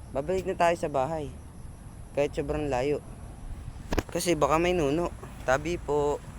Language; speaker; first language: Filipino; native; Filipino